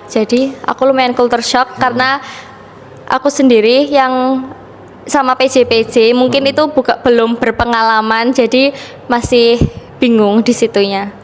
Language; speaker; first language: Indonesian; native; Indonesian